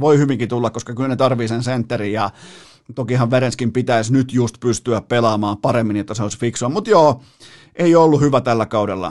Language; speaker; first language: Finnish; native; Finnish